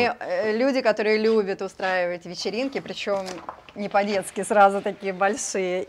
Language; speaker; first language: Russian; native; Russian